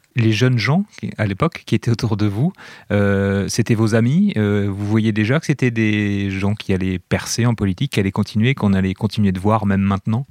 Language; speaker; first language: French; native; French